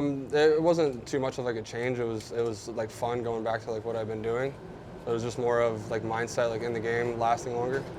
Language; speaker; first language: English; native; English